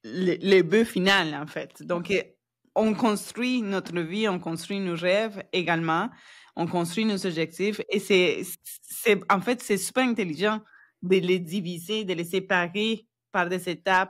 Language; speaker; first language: French; non-native, fluent; Spanish